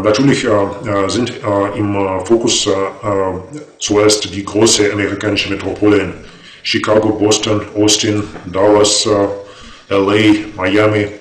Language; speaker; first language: German; non-native, fluent; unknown